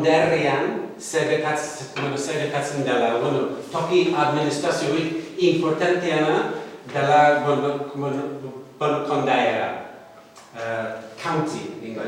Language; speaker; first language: Basque; non-native, fluent; Welsh